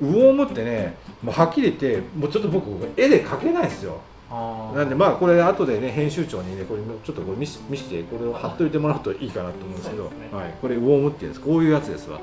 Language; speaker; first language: Japanese; native; Japanese